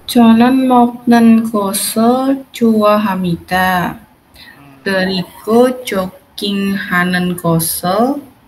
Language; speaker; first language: Korean; non-native, learner; Indonesian